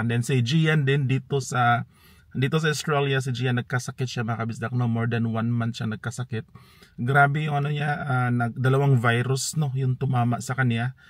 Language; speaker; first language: Filipino; non-native, local second language; Cebuano